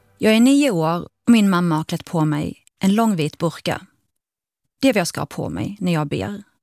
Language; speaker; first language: Swedish; early bilingual, other home language; Arabic